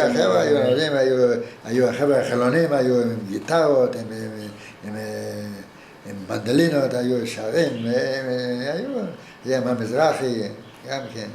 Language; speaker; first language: Hebrew; non-native, fluent; Yiddish